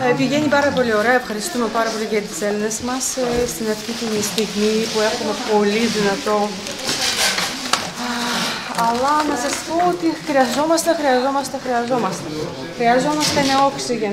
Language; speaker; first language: Greek; non-native, learner; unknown